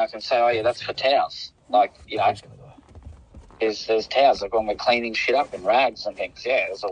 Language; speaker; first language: English; native; English